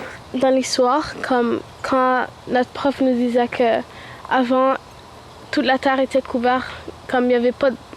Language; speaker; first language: French; early bilingual, other home language; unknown